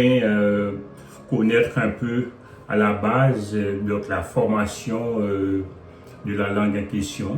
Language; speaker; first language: French; non-native, local second language; Haitian Creole